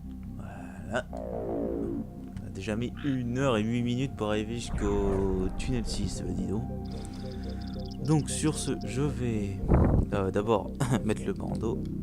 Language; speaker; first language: French; native; French